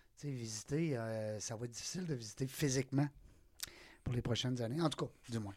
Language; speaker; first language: French; native; French